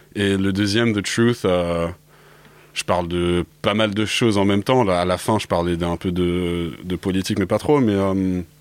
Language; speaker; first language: French; early bilingual, other home language; English